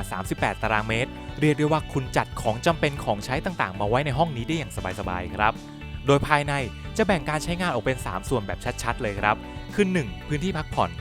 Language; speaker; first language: Thai; native; Thai